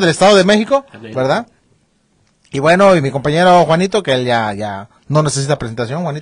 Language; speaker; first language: Spanish; native; Spanish